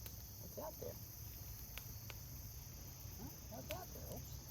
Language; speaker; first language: English; native; English